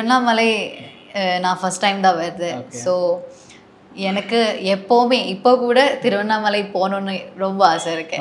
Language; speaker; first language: Tamil; non-native, learner; Malayalam